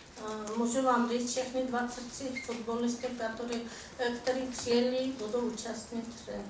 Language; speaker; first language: Czech; non-native, fluent; Armenian